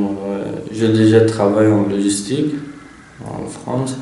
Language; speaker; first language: French; non-native, learner; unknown